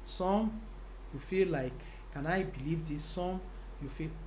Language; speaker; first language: English; non-native, local second language; Yoruba